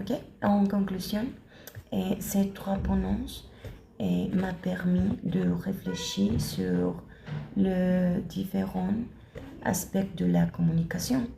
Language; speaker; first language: French; non-native, learner; Spanish